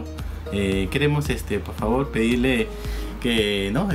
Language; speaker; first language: Spanish; native; Spanish